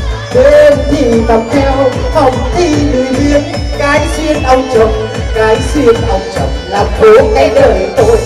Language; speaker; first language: Vietnamese; native; Vietnamese